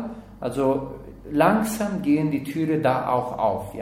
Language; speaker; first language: German; non-native, learner; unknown